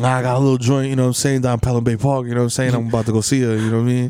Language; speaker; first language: English; early bilingual, other home language; Spanish